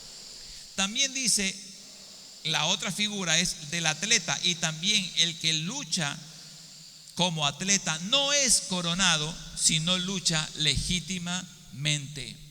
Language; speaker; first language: Spanish; native; Spanish